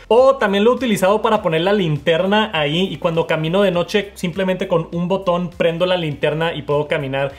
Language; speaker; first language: Spanish; native; Spanish